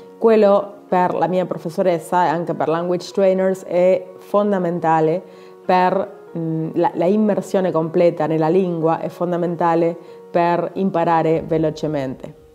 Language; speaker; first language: Italian; non-native, learner; Spanish